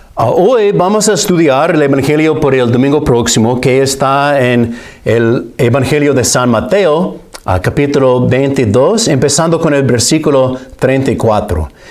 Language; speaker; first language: Spanish; non-native, fluent; English